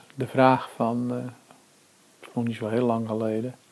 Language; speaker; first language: Dutch; early bilingual, other home language; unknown